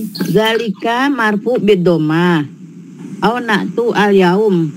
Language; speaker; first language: Arabic; non-native, learner; Indonesian